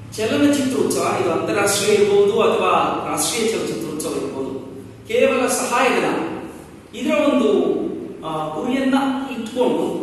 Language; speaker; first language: Kannada; non-native, local second language; Kodava